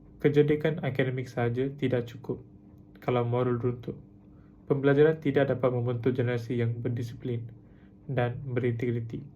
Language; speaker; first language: Malay; non-native, local second language; Tamil